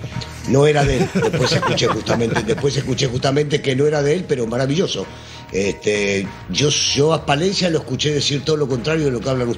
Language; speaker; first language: Spanish; native; Spanish